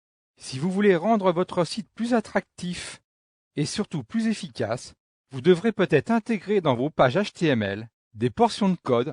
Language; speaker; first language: French; native; French